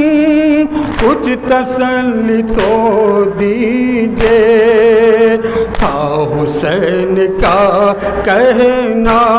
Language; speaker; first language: Urdu; native; Urdu